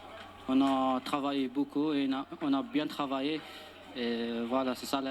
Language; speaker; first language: French; non-native, learner; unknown